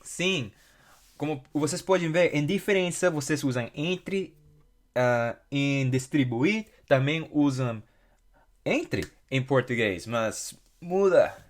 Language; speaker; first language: Portuguese; non-native, fluent; English